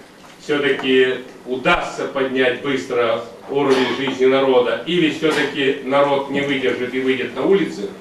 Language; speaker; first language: Russian; native; Russian